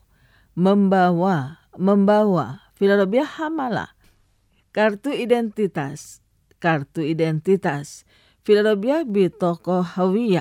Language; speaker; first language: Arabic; non-native, fluent; Indonesian